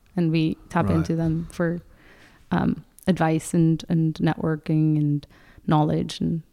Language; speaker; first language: English; non-native, fluent; Spanish